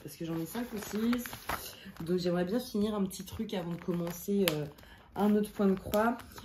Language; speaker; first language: French; native; French